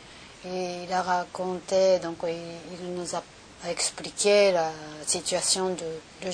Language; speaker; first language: French; non-native, learner; Japanese